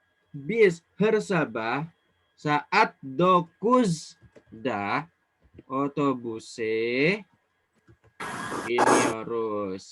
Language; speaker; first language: Turkish; non-native, fluent; Indonesian